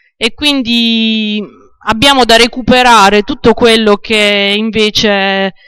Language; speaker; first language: Italian; native; Italian